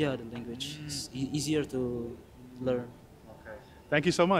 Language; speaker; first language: English; non-native, fluent; Indonesian